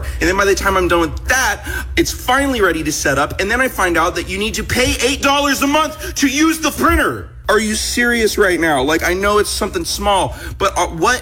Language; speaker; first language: English; native; English